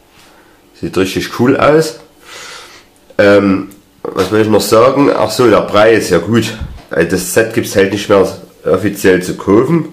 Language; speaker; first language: German; native; German